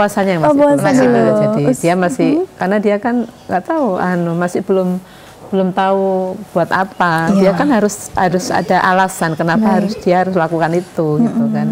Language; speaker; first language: Indonesian; native; Indonesian